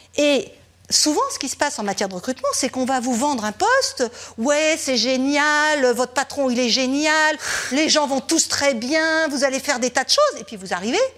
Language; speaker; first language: French; native; French